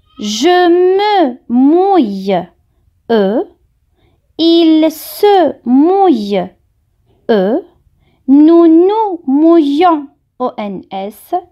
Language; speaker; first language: French; non-native, local second language; Arabic